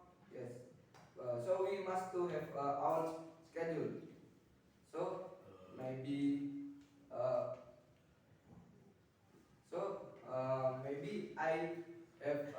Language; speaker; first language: English; non-native, learner; Indonesian